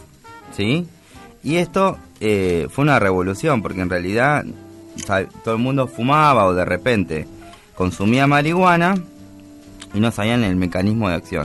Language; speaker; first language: Spanish; native; Spanish